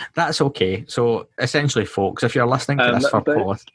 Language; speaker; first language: English; native; English